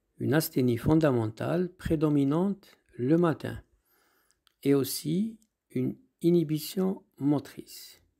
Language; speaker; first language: French; non-native, local second language; Arabic